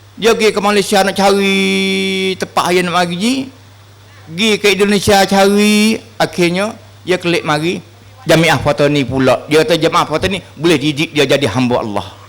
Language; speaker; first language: Malay; native; Malay